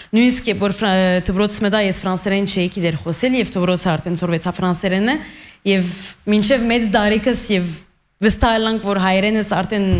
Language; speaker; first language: Armenian; early bilingual, heritage; Armenian